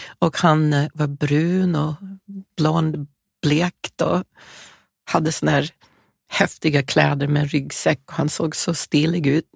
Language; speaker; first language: Swedish; non-native, fluent; English